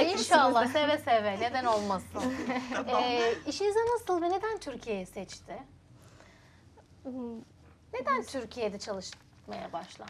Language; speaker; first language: Turkish; native; Turkish